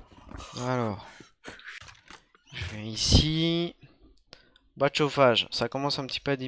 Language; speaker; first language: French; native; French